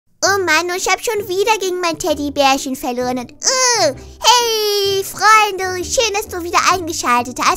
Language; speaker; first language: German; native; German